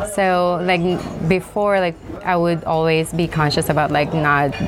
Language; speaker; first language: English; non-native, local second language; Filipino